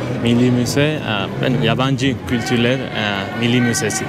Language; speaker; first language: Turkish; non-native, fluent; Spanish